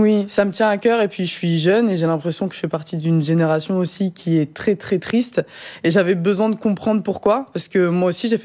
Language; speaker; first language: French; native; French